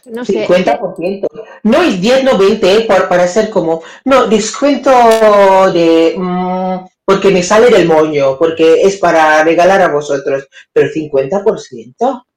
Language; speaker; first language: Spanish; non-native, learner; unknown